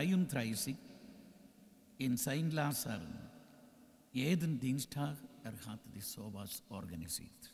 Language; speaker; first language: German; non-native, learner; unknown